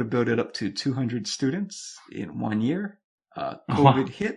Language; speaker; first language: English; native; English